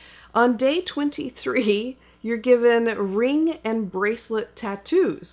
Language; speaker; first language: English; native; English